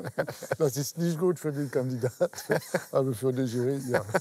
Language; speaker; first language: German; non-native, learner; French